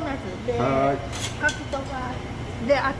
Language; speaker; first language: Japanese; native; Japanese